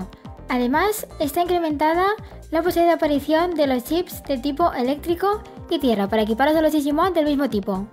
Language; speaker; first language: Spanish; native; Spanish